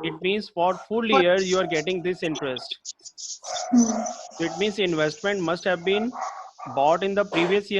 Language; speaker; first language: English; non-native, local second language; Hindi